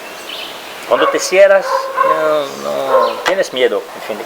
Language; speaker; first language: Spanish; non-native, fluent; French